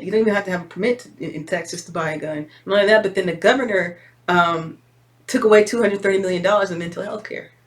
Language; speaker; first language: English; native; English